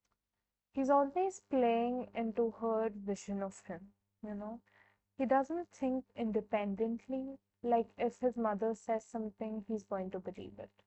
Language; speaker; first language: English; non-native, local second language; Hindi